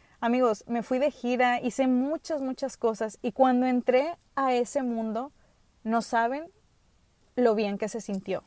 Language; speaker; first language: Spanish; early bilingual, other home language; English